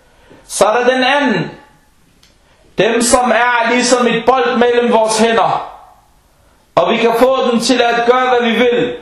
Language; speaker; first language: Danish; early bilingual, other home language; Arabic